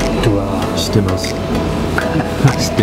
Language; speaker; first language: Japanese; non-native, fluent; Chinese